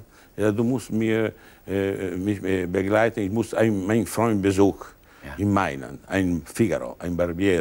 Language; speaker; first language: German; non-native, learner; Italian